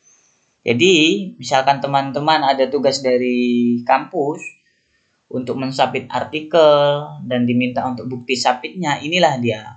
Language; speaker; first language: Indonesian; native; Indonesian